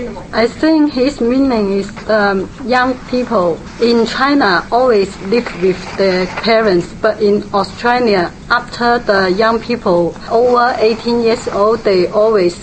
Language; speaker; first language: English; non-native, learner; Chinese